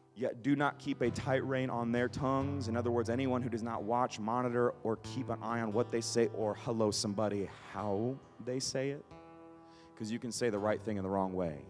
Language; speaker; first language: English; native; English